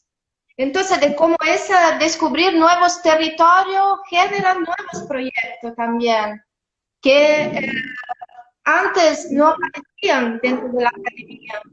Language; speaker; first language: Spanish; non-native, fluent; Italian